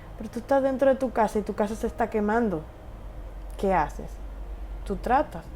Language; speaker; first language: Spanish; native; Spanish